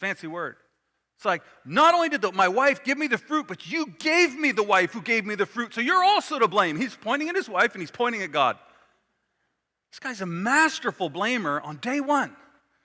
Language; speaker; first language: English; native; English